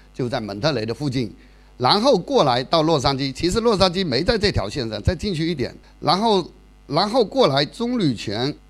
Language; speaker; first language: Chinese; native; Chinese